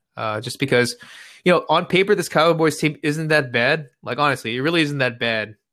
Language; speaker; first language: English; native; English